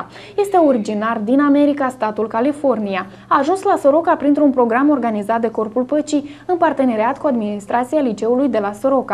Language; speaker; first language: Romanian; native; Romanian